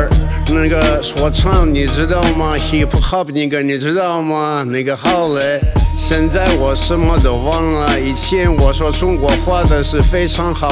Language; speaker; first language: Chinese; non-native, learner; Russian